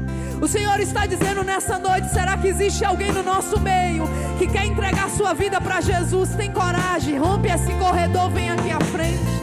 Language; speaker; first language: Portuguese; native; Portuguese